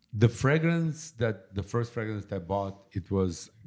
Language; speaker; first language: English; early bilingual, other home language; Russian